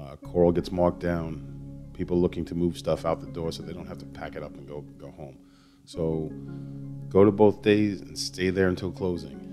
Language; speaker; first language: English; native; English